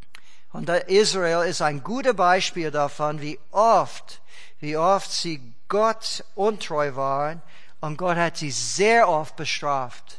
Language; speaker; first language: German; non-native, fluent; English